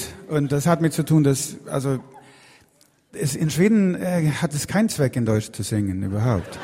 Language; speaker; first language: German; non-native, fluent; Swedish